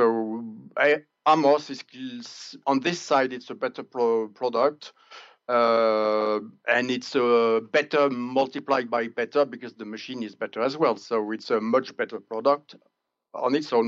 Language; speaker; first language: English; non-native, fluent; French